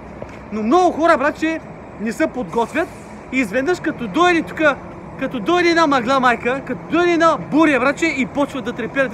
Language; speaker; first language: Bulgarian; native; Bulgarian